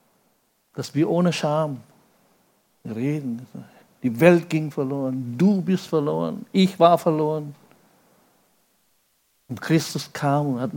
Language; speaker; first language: German; non-native, fluent; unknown